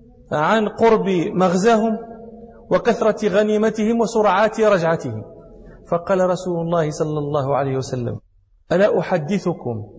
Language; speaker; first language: Arabic; native; Arabic